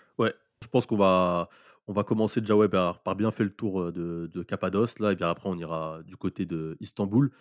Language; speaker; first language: French; native; French